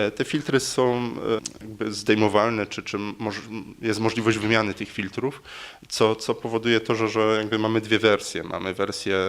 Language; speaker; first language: Polish; native; Polish